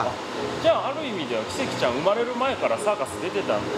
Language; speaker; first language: Japanese; native; Japanese